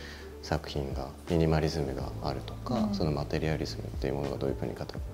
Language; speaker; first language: Japanese; native; Japanese